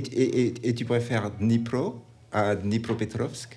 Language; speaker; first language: French; native; French